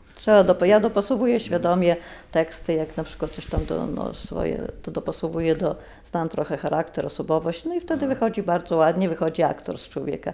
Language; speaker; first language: Polish; non-native, local second language; Lithuanian